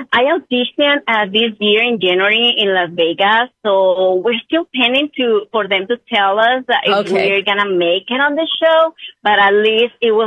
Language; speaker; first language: English; non-native, fluent; Spanish